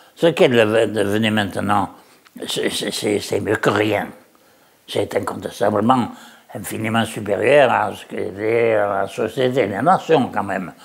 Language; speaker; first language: French; native; French